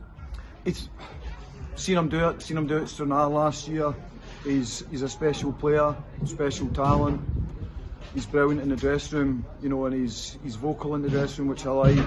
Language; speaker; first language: English; native; English